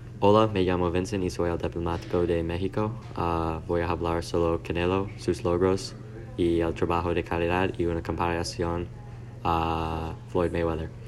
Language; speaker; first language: Spanish; non-native, learner; English